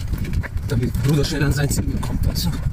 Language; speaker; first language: German; non-native, fluent; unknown